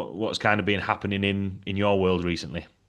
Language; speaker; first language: English; native; English